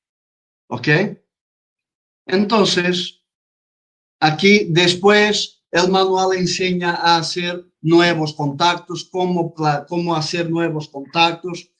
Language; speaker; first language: Spanish; non-native, fluent; Portuguese